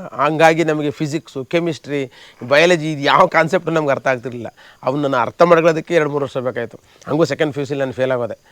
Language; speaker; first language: Kannada; native; Kannada